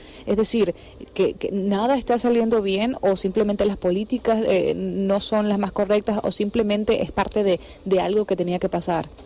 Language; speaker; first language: Spanish; native; Spanish